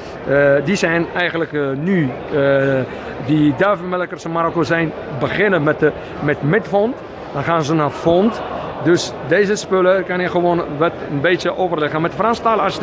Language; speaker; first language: Dutch; non-native, fluent; Arabic